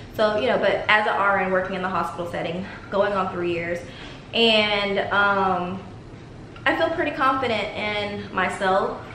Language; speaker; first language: English; native; English